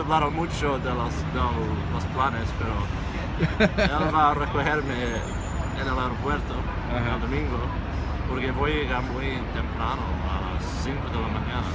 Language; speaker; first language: Spanish; non-native, fluent; English